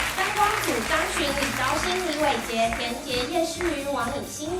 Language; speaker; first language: Chinese; native; Chinese